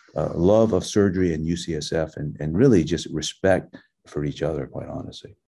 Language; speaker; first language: English; early bilingual, other home language; Min Nan Chinese